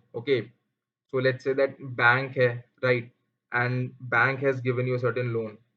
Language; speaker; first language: English; non-native, local second language; Hindi